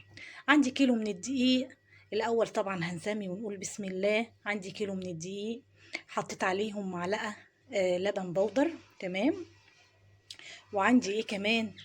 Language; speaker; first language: Arabic; native; Arabic